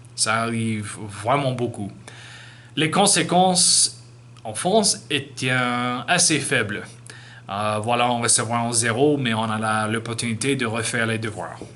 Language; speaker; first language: French; non-native, fluent; English